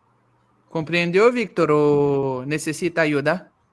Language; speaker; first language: Spanish; non-native, learner; Portuguese